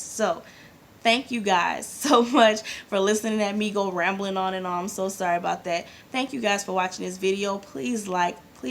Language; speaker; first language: English; native; English